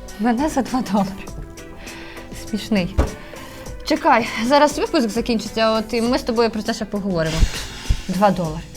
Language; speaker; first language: Ukrainian; native; Ukrainian